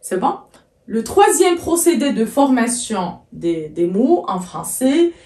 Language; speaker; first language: French; non-native, local second language; Arabic